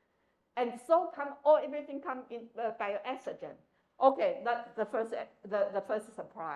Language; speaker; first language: English; non-native, fluent; Chinese